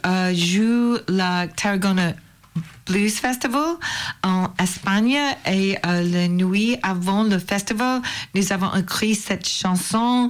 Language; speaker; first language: French; non-native, learner; English